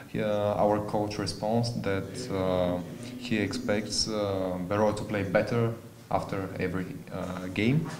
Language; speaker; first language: English; non-native, fluent; Bulgarian